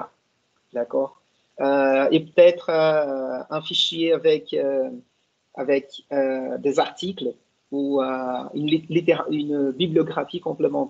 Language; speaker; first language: French; non-native, fluent; Portuguese